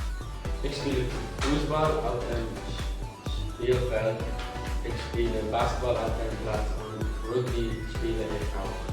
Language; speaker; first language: German; non-native, learner; English